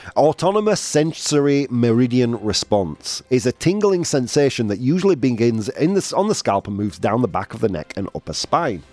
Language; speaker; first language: English; native; English